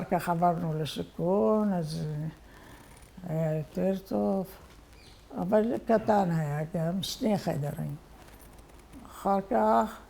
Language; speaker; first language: Hebrew; non-native, fluent; Arabic